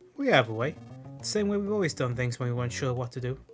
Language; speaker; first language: English; native; English